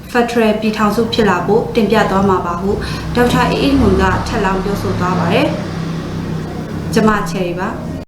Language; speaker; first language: Burmese; non-native, local second language; Hakha Chin